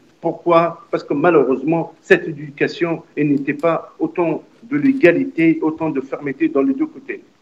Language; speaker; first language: French; non-native, local second language; Arabic